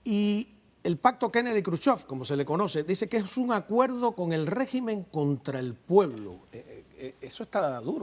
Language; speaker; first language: Spanish; native; Spanish